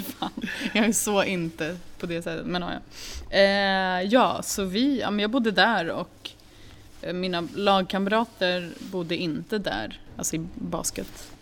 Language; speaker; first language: Swedish; early bilingual, other home language; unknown